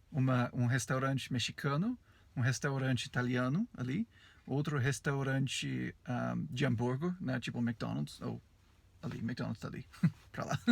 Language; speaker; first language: Portuguese; non-native, fluent; English